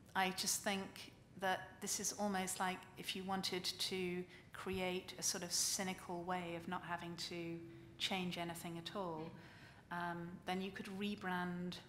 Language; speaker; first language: English; native; English